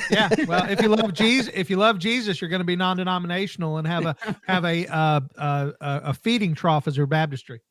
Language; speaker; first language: English; native; English